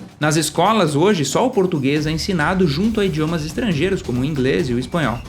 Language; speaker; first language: Portuguese; native; Portuguese